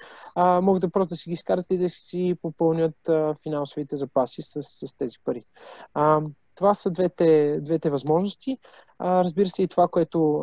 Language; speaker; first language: Bulgarian; native; Bulgarian